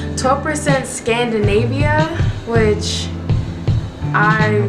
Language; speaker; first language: English; native; English